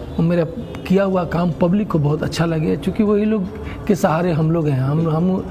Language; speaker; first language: Hindi; non-native, local second language; Bhojpuri